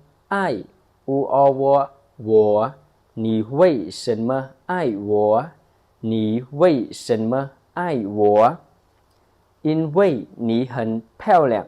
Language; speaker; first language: Chinese; non-native, fluent; Khmer